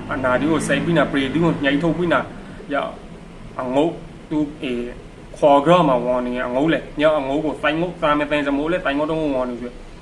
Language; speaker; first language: Burmese; native; Burmese